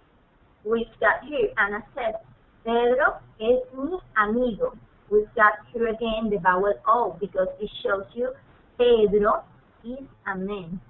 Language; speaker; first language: English; non-native, fluent; Spanish